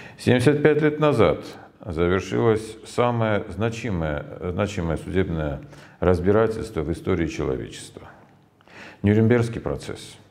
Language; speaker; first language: Russian; non-native, local second language; Armenian